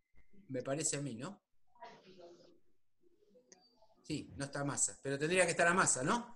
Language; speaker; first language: Spanish; native; Spanish